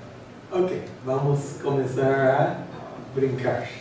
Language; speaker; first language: Portuguese; non-native, fluent; English